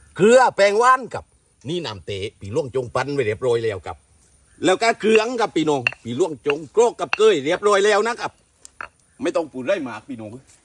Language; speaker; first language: Thai; native; Thai